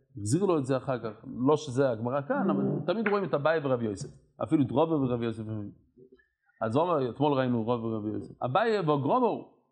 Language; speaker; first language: Hebrew; non-native, fluent; English